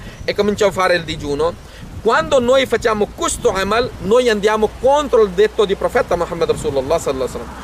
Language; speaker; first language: Italian; non-native, fluent; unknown